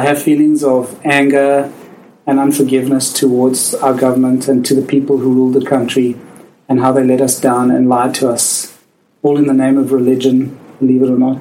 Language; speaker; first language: English; native; English